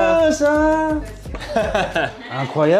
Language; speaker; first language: French; native; French